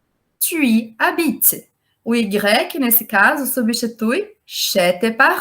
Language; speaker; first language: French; non-native, fluent; Portuguese